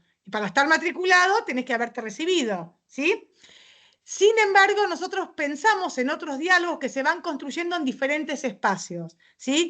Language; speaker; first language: Spanish; native; Spanish